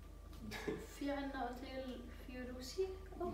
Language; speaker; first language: Arabic; native; Arabic